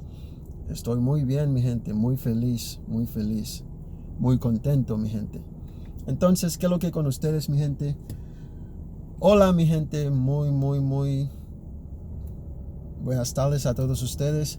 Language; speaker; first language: Spanish; early bilingual, other home language; Haitian Creole